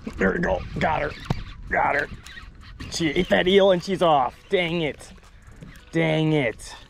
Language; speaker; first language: English; native; English